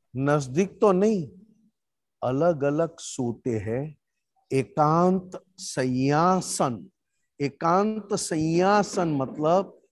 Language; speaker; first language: Hindi; non-native, local second language; Gujarati